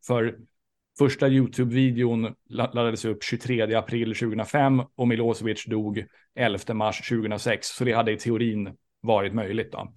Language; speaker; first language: Swedish; native; Swedish